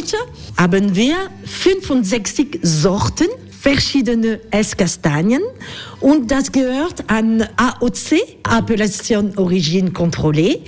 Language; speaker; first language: German; non-native, learner; French